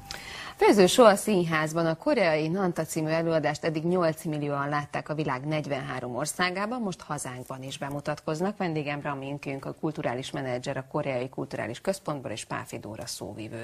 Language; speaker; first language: Hungarian; native; Hungarian